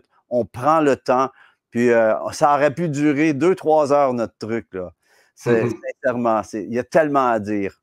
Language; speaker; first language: French; native; French